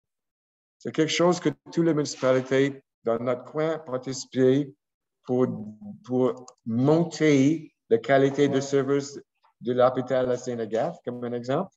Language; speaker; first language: French; non-native, local second language; English